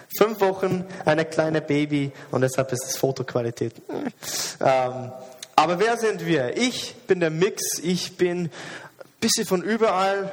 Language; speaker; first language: German; non-native, fluent; English